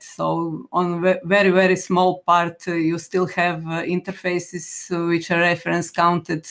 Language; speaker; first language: English; non-native, fluent; Croatian